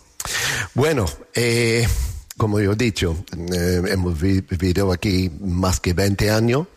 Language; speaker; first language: Spanish; non-native, learner; English